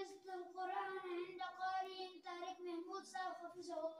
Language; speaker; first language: Arabic; non-native, learner; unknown